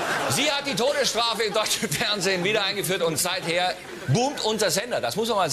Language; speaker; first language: German; native; German